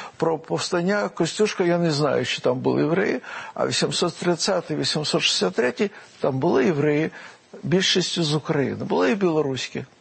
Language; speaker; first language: Ukrainian; non-native, local second language; Russian